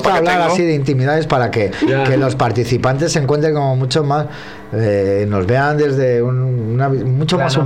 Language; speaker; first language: Spanish; native; Spanish